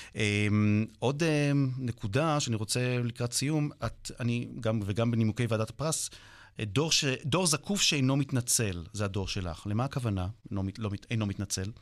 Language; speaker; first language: Hebrew; native; Hebrew